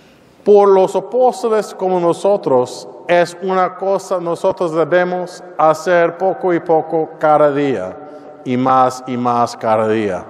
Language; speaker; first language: Spanish; non-native, learner; English